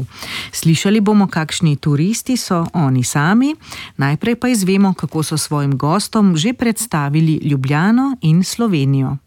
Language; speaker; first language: Slovenian; native; Slovenian